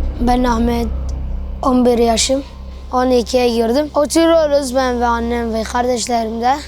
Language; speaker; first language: Turkish; early bilingual, other home language; Arabic